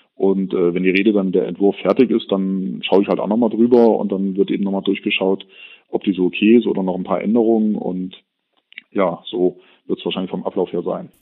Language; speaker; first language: German; native; German